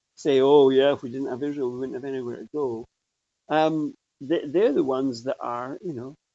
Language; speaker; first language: English; native; English